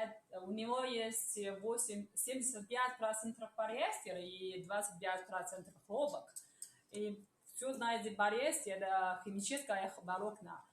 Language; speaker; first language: Russian; non-native, learner; Chinese